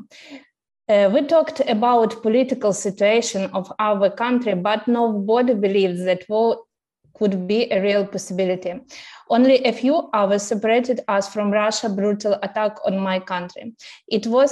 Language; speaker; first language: English; non-native, fluent; Ukrainian